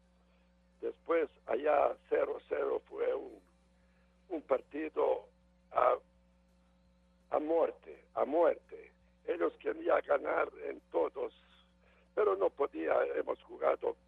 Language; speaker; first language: Spanish; non-native, learner; Serbian